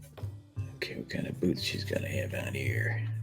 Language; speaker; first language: English; native; English